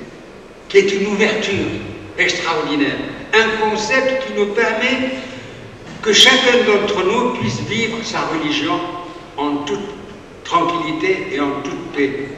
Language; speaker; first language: French; native; French